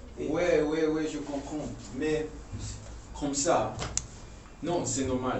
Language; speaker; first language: French; non-native, fluent; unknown